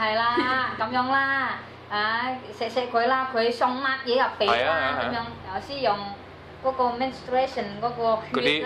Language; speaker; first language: Cantonese; non-native, learner; Indonesian